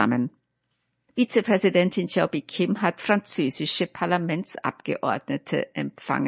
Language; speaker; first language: German; native; German